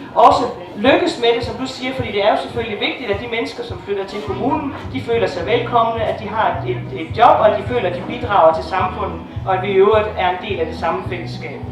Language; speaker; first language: Danish; native; Danish